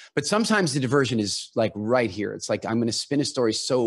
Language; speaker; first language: English; native; English